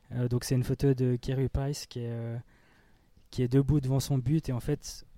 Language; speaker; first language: French; native; French